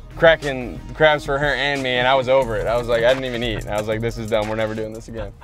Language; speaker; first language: English; native; English